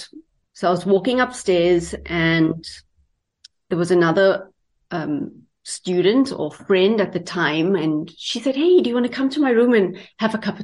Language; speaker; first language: English; native; English